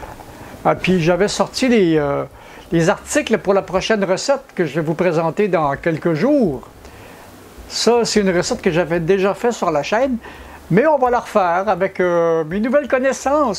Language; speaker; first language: French; native; French